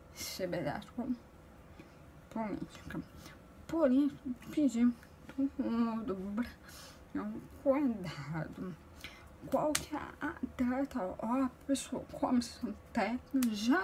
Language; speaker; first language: Portuguese; non-native, local second language; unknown